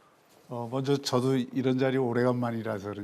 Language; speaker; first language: Korean; native; Korean